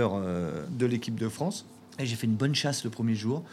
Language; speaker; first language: French; native; French